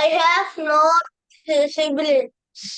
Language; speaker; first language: English; non-native, learner; Tamil